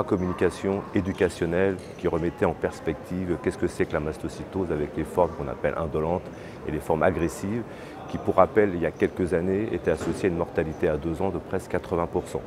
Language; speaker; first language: French; native; French